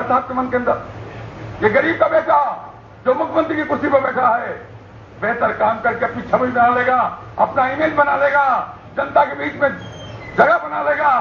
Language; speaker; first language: Hindi; native; Hindi